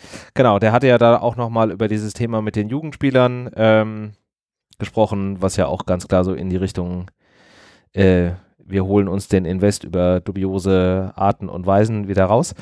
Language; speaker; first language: German; native; German